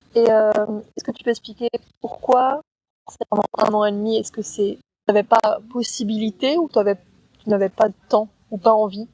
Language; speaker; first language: French; native; French